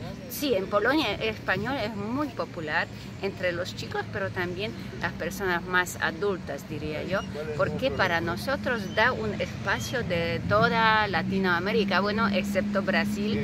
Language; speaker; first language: Spanish; non-native, fluent; Polish